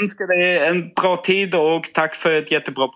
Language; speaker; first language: Swedish; non-native, fluent; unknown